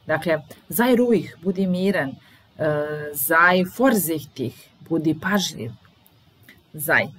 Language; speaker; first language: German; non-native, fluent; Serbian